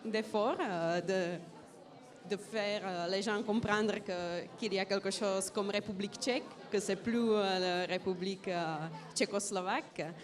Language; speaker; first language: French; non-native, fluent; Czech